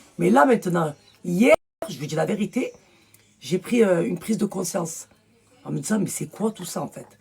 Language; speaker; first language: French; early bilingual, other home language; Arabic